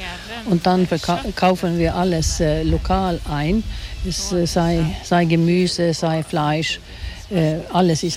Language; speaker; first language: German; non-native, fluent; Swedish